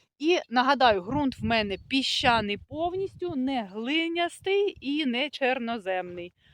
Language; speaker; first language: Ukrainian; non-native, local second language; Russian